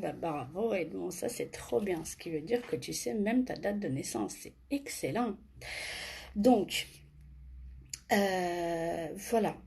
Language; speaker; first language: French; non-native, fluent; Armenian